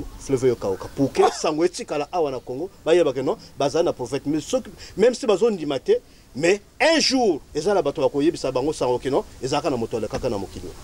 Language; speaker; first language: Lingala; non-native, local second language; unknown